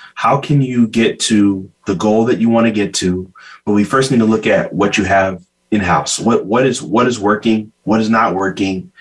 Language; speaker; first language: English; native; English